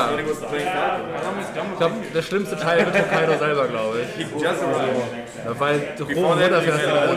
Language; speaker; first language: German; native; German